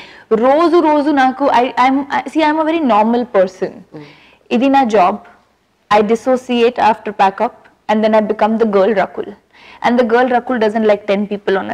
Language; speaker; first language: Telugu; non-native, learner; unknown